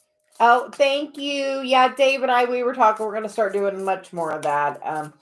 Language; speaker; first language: English; native; English